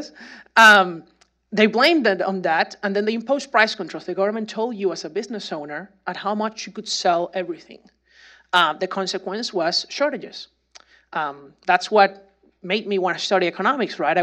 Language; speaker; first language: English; non-native, fluent; Spanish